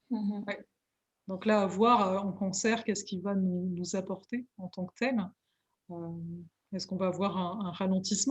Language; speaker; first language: French; native; French